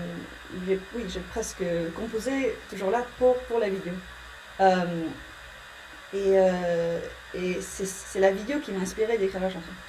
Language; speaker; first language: French; early bilingual, heritage; English